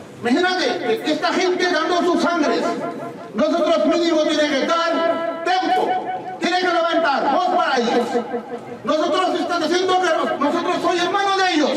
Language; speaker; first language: Spanish; non-native, learner; Urdu